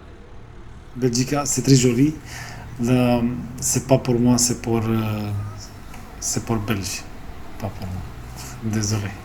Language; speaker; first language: French; non-native, learner; Romanian